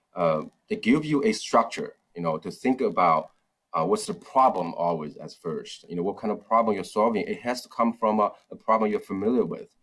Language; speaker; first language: English; non-native, fluent; Chinese